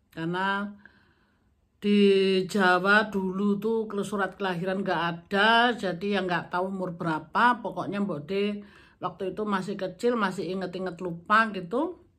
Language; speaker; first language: Indonesian; non-native, local second language; Javanese